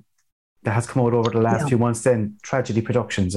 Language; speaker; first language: English; native; English